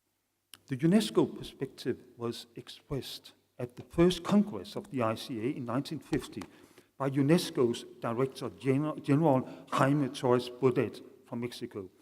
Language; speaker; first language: English; non-native, fluent; Danish